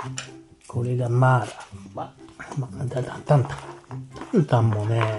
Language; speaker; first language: Japanese; native; Japanese